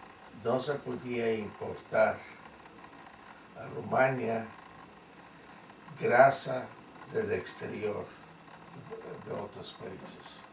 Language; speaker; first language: Spanish; non-native, fluent; Yiddish